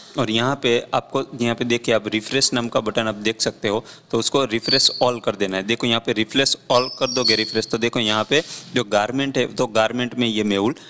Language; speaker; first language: Hindi; non-native, local second language; Gujarati